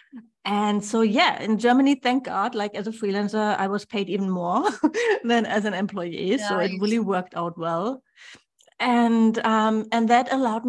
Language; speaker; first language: English; non-native, fluent; German